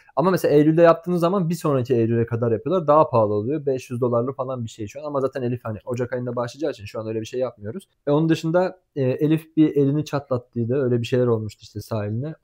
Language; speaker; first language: Turkish; native; Turkish